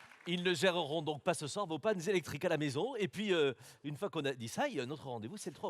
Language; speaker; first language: French; native; French